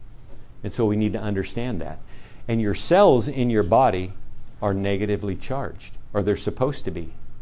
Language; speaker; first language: English; native; English